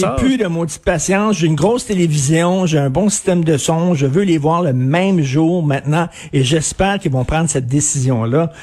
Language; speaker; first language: French; native; French